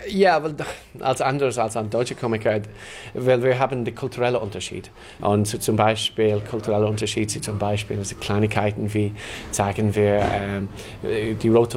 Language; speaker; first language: German; non-native, learner; English